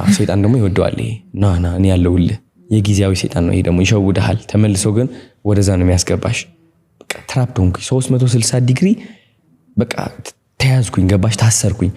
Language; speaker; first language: Amharic; non-native, local second language; Tigrinya